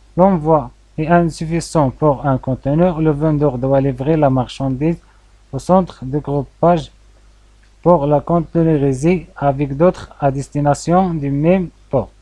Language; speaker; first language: French; non-native, local second language; Arabic